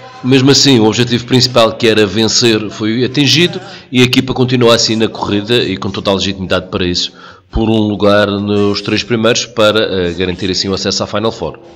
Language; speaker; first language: Portuguese; native; Portuguese